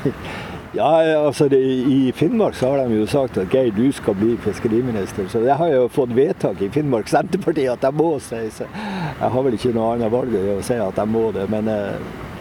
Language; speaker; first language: Norwegian; native; Norwegian